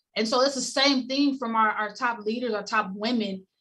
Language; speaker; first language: English; native; English